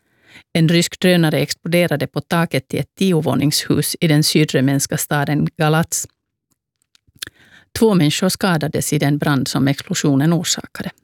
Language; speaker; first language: Swedish; native; Swedish